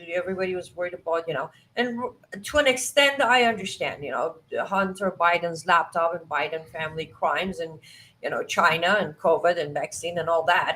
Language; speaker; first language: English; non-native, fluent; Persian